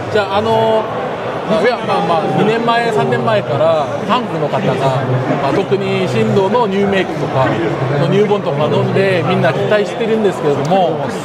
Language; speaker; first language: Japanese; non-native, fluent; Korean